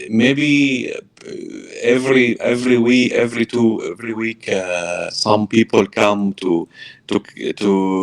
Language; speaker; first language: English; non-native, learner; Arabic